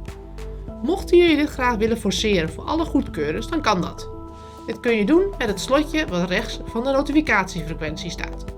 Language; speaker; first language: Dutch; native; Dutch